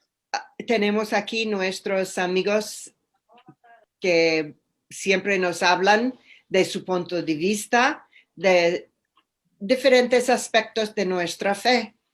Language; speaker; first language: Spanish; non-native, fluent; English